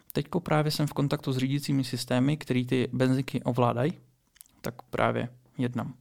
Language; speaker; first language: Czech; early bilingual, other home language; Russian